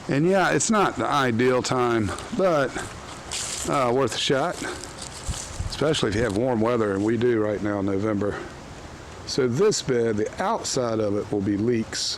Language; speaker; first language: English; native; English